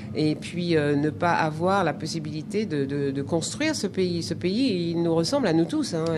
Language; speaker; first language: French; native; French